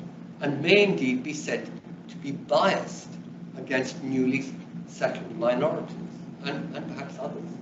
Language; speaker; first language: English; early bilingual, other home language; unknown